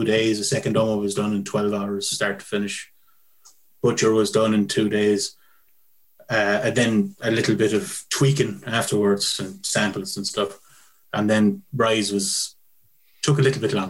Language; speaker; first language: English; native; English